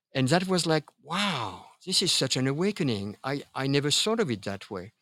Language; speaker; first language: English; non-native, fluent; French